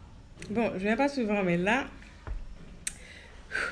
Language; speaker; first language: French; native; French